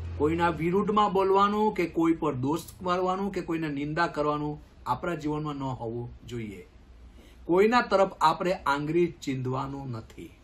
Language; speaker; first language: Gujarati; non-native, local second language; Gamit